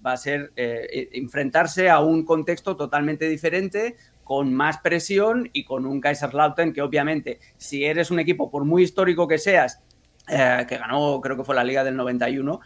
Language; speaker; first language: Spanish; native; Spanish